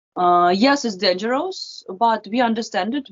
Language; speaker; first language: English; non-native, fluent; Russian